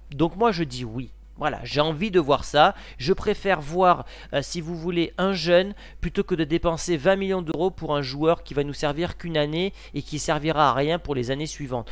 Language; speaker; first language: French; native; French